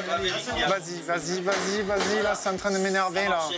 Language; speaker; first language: French; native; French